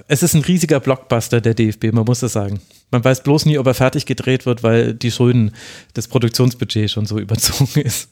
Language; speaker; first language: German; native; German